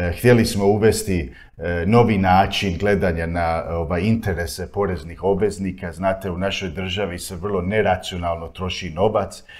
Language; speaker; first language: Croatian; early bilingual, heritage; Croatian